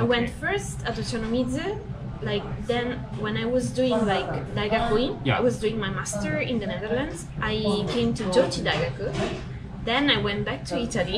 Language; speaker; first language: English; non-native, fluent; Italian